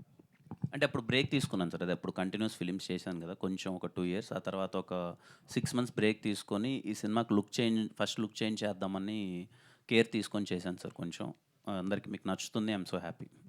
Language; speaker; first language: Telugu; native; Telugu